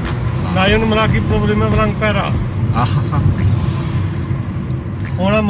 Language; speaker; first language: Filipino; non-native, learner; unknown